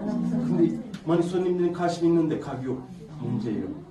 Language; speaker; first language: Korean; non-native, learner; Turkish